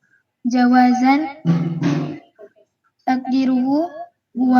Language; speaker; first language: Arabic; non-native, learner; Indonesian